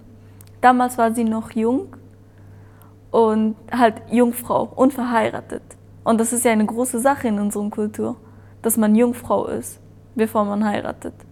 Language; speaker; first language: German; early bilingual, other home language; Persian